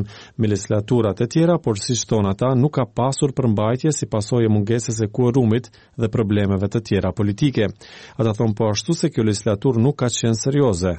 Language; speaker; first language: Albanian; native; Albanian